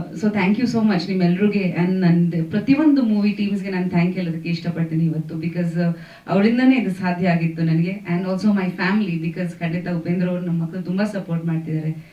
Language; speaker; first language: Kannada; non-native, fluent; Bangla